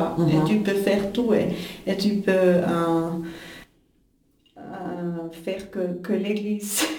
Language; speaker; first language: French; non-native, fluent; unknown